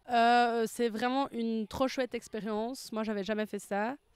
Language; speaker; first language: French; native; French